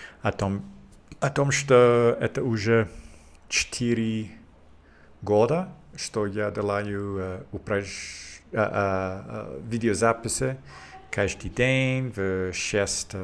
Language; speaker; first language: Russian; non-native, learner; English